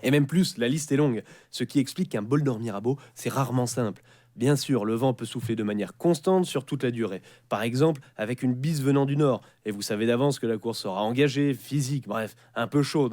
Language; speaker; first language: French; native; French